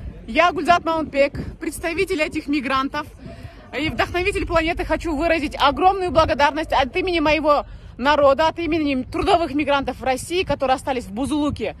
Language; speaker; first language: Russian; non-native, local second language; Kyrgyz